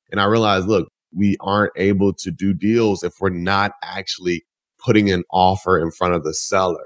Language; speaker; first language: English; native; English